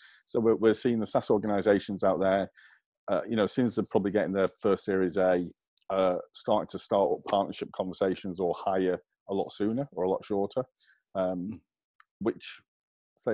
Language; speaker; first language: English; native; English